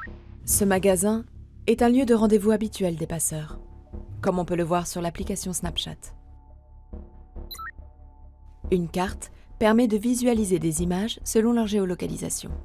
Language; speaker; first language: French; native; French